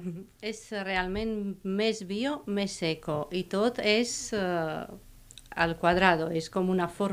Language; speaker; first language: Catalan; non-native, fluent; Romanian